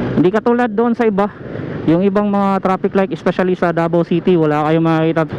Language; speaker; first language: Filipino; non-native, local second language; Cebuano